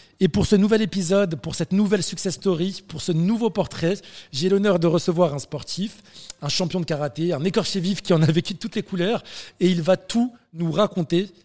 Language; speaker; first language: French; native; French